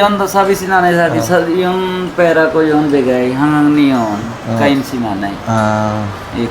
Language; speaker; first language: Filipino; non-native, learner; Punjabi